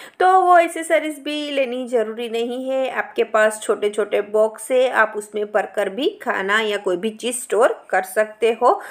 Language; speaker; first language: Hindi; non-native, local second language; Gujarati